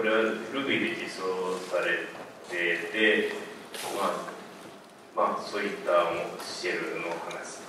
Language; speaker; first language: Japanese; native; Japanese